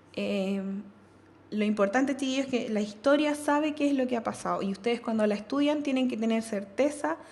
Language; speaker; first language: Spanish; native; Spanish